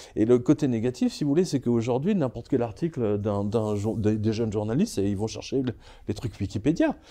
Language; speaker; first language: French; early bilingual, other home language; Serbian